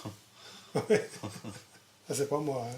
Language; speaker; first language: French; native; French